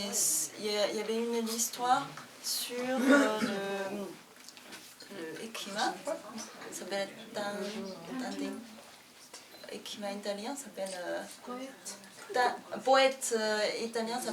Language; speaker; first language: French; non-native, fluent; Chinese